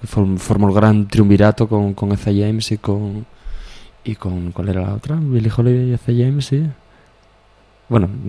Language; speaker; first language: Spanish; native; Spanish